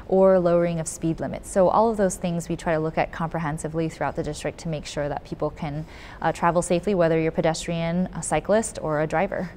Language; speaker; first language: English; native; English